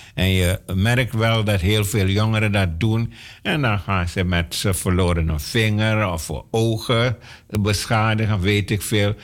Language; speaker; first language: Dutch; native; Dutch